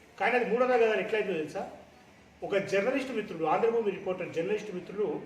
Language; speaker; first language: Telugu; native; Telugu